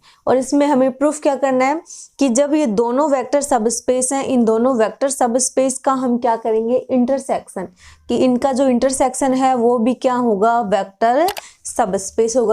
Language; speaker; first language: Hindi; native; Hindi